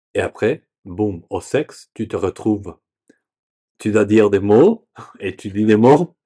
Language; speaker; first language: French; non-native, learner; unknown